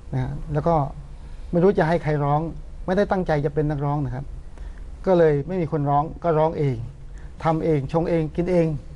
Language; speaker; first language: Thai; non-native, local second language; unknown